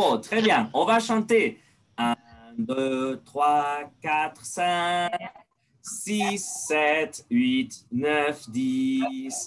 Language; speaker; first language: French; non-native, fluent; Spanish